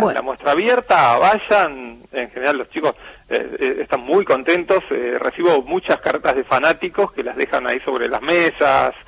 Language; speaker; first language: Spanish; native; Spanish